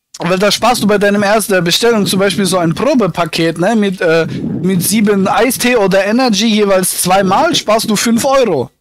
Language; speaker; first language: German; native; German